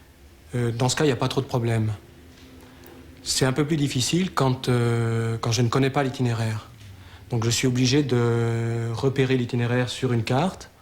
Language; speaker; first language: French; native; French